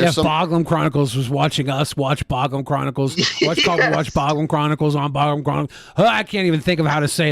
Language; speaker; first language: English; native; English